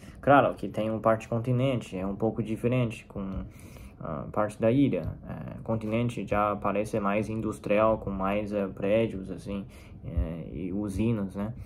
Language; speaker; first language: Portuguese; non-native, fluent; Chinese